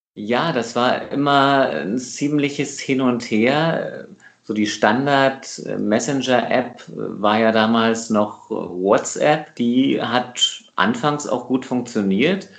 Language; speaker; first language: German; native; German